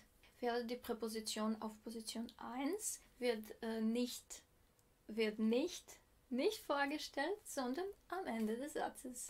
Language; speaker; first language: German; non-native, fluent; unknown